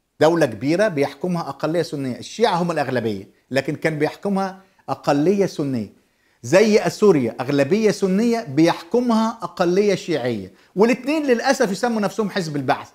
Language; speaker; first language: Arabic; native; Arabic